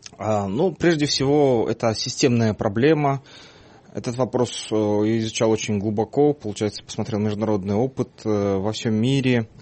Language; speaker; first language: Russian; non-native, local second language; Kyrgyz